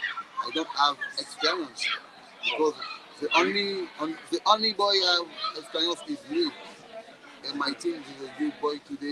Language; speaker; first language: English; non-native, learner; French